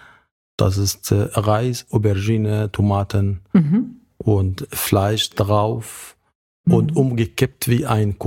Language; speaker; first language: German; non-native, learner; Arabic